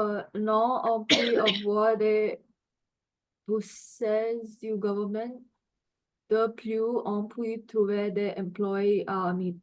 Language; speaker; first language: French; non-native, learner; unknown